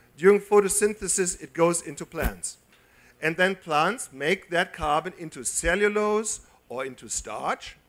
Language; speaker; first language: English; non-native, fluent; German